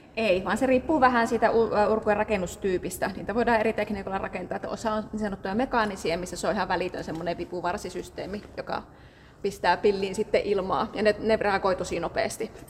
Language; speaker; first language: Finnish; native; Finnish